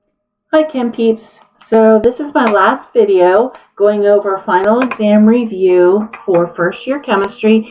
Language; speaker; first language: English; native; English